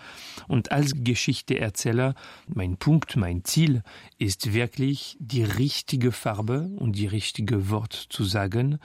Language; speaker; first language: German; non-native, fluent; French